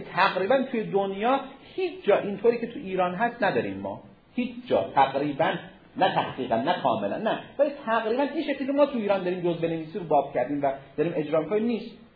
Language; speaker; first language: Persian; native; Persian